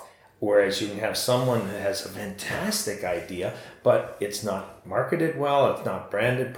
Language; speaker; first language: English; native; English